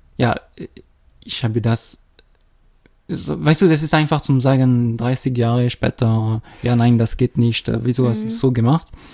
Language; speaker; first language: German; non-native, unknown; French